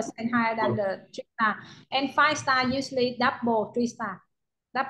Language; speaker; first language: English; non-native, learner; Vietnamese